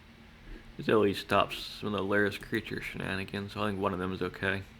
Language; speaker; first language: English; native; English